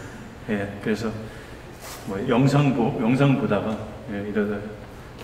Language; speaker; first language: Korean; native; Korean